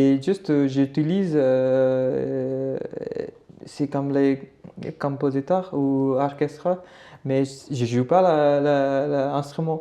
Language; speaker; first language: French; non-native, learner; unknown